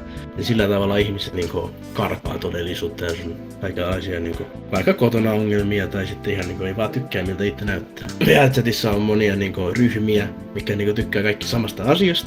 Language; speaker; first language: Finnish; native; Finnish